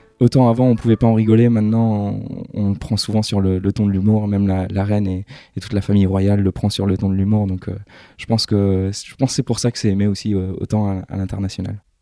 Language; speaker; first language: French; early bilingual, other home language; English